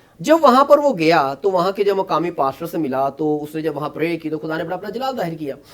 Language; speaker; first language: Urdu; non-native, local second language; Punjabi